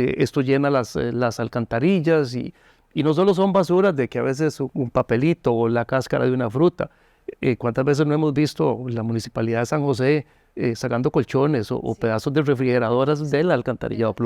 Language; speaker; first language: Spanish; native; Spanish